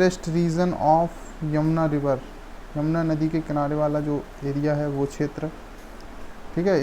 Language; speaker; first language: Hindi; native; Hindi